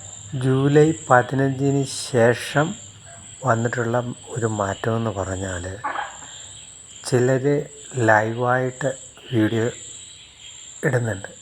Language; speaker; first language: Malayalam; native; Malayalam